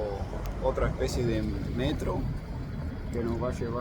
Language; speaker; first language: Spanish; native; Spanish